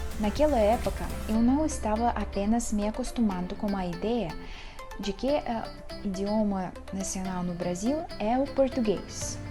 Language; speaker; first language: Portuguese; non-native, learner; Russian